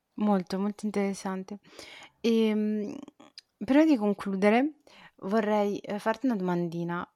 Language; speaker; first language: Italian; native; Italian